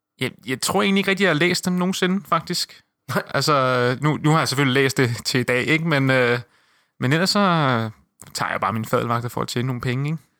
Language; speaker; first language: Danish; native; Danish